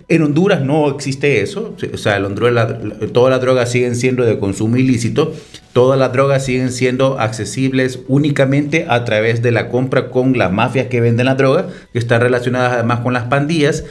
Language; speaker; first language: Spanish; native; Spanish